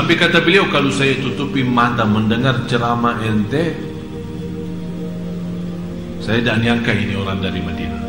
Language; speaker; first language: Indonesian; non-native, fluent; Arabic